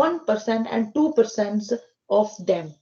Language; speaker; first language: English; non-native, learner; Hindi